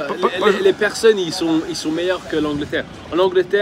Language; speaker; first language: French; early bilingual, other home language; English